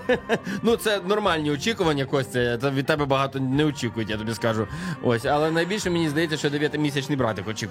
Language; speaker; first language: Ukrainian; native; Ukrainian